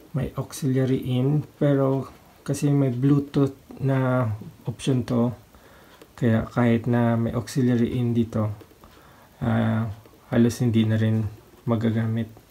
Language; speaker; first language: Filipino; native; Filipino